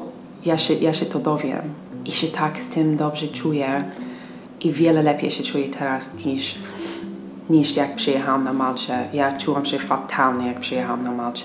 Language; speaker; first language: Polish; non-native, fluent; English